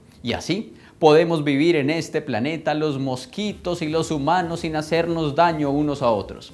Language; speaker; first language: Spanish; native; Spanish